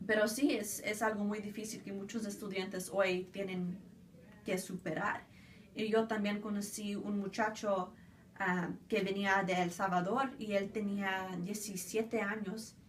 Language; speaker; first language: Spanish; early bilingual, other home language; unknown